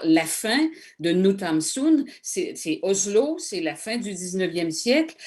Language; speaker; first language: French; native; French